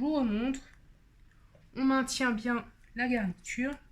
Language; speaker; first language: French; native; French